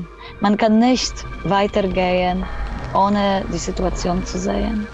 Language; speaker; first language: German; non-native, fluent; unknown